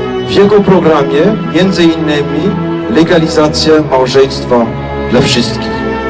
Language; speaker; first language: Polish; non-native, fluent; French